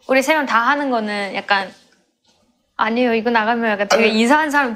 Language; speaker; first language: Korean; non-native, fluent; Chinese